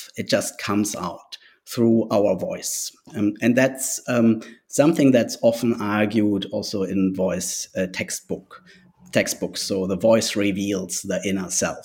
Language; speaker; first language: English; non-native, fluent; German